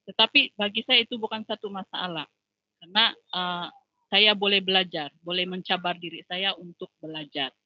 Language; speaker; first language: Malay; non-native, local second language; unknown